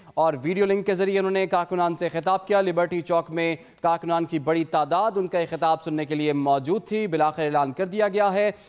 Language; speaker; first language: Urdu; native; Urdu